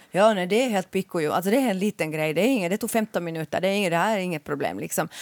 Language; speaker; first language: Swedish; native; Swedish